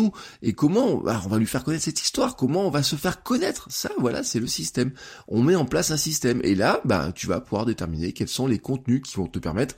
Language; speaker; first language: French; native; French